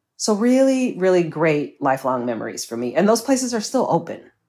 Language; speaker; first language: English; native; English